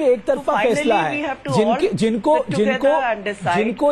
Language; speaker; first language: Hindi; native; Hindi